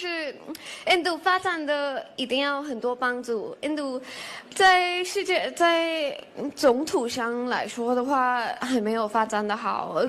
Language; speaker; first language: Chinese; non-native, fluent; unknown